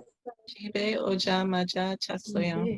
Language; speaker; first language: Korean; non-native, learner; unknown